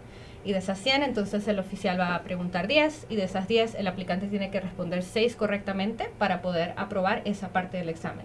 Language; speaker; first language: Spanish; native; Spanish